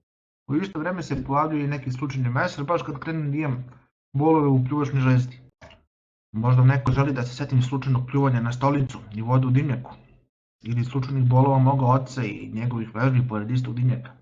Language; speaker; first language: Bosnian; native; Bosnian